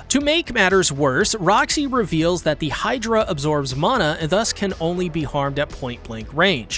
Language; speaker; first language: English; native; English